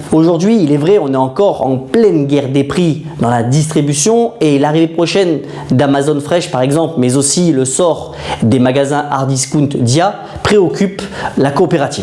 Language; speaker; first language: French; native; French